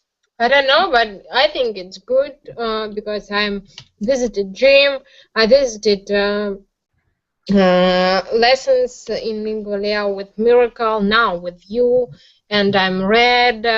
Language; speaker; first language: English; non-native, learner; Russian